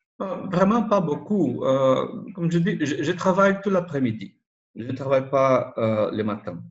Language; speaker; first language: French; non-native, learner; Portuguese